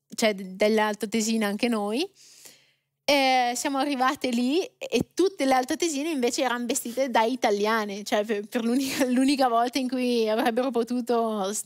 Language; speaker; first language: Italian; native; Italian